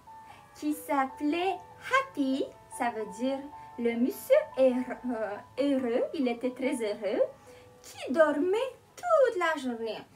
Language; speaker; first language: French; non-native, fluent; Romanian